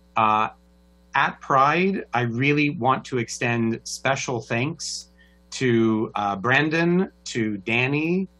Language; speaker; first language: English; native; English